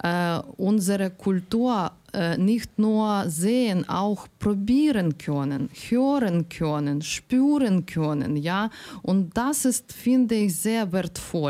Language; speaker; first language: German; non-native, learner; Ukrainian